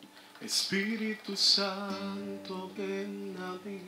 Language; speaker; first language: Spanish; native; Spanish